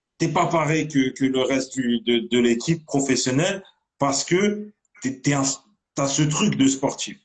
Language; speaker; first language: French; native; French